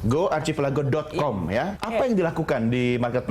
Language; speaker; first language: Indonesian; native; Indonesian